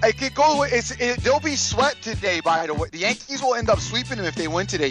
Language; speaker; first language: English; native; English